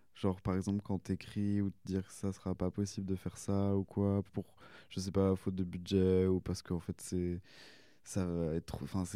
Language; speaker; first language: French; native; French